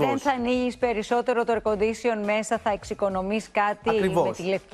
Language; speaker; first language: Greek; native; Greek